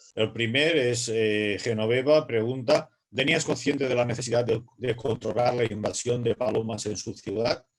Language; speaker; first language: Spanish; non-native, local second language; Catalan